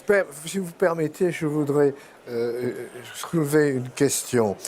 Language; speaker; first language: French; native; French